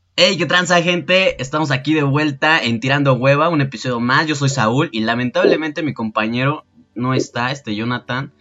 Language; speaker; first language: Spanish; native; Spanish